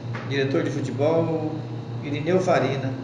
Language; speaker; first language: Portuguese; native; Portuguese